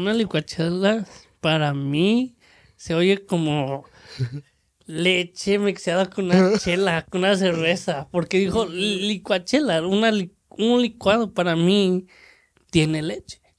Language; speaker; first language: Spanish; early bilingual, heritage; Spanish